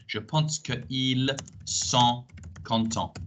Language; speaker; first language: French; non-native, fluent; English